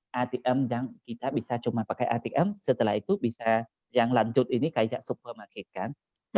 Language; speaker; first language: Indonesian; non-native, learner; Khmer